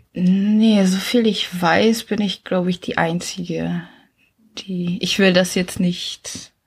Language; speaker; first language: German; non-native, fluent; Czech